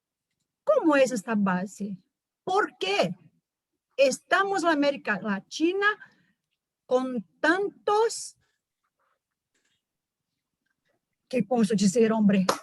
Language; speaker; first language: Spanish; non-native, learner; Portuguese